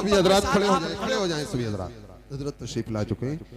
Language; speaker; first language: Hindi; native; Hindi